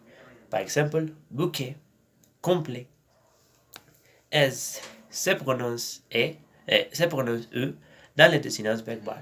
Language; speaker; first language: French; non-native, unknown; Spanish